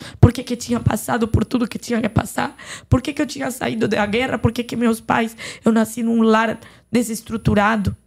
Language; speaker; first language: Portuguese; non-native, fluent; Arabic